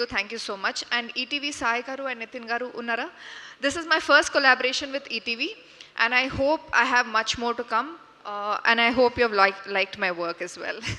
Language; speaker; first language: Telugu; non-native, local second language; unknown